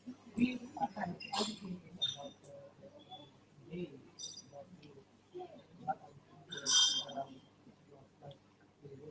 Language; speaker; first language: English; non-native, learner; Indonesian